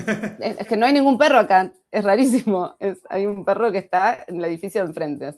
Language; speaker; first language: Spanish; native; Spanish